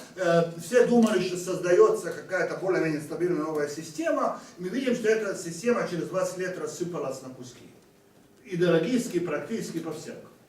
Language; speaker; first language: Russian; non-native, fluent; Hungarian